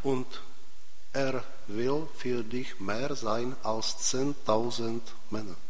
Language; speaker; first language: German; non-native, fluent; Czech